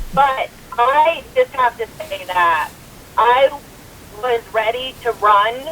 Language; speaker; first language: English; native; English